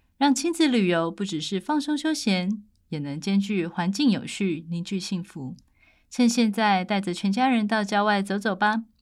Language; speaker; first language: Chinese; native; Chinese